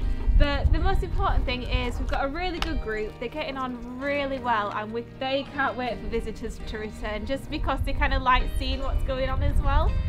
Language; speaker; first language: English; native; English